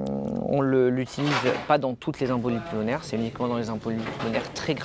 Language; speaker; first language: French; native; French